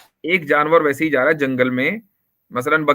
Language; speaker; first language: Hindi; native; Hindi